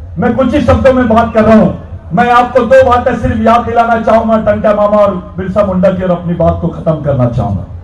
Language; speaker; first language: Hindi; non-native, local second language; Marathi